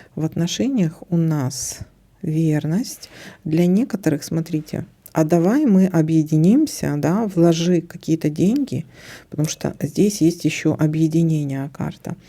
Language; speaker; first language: Russian; native; Russian